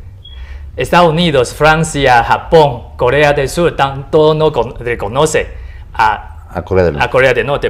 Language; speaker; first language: Spanish; non-native, learner; Chinese